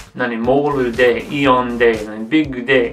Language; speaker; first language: Japanese; non-native, learner; English